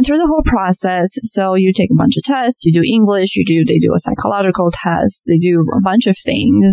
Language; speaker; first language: English; non-native, fluent; Romanian